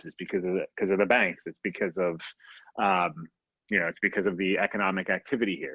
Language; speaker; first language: English; native; English